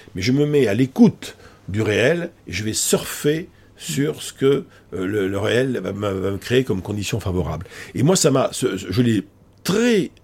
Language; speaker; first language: French; native; French